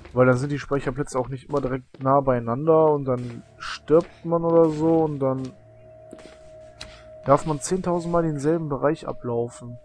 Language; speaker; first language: German; native; German